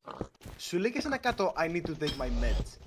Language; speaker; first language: Greek; native; Greek